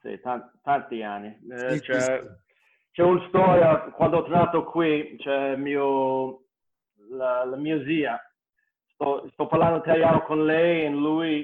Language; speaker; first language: Italian; non-native, learner; English